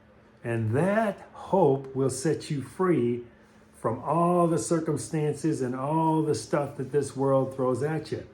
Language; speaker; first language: English; native; English